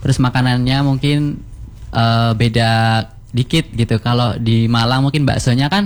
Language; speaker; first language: Indonesian; non-native, local second language; Javanese